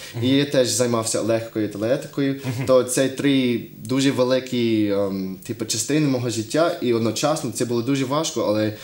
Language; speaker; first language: Ukrainian; non-native, fluent; English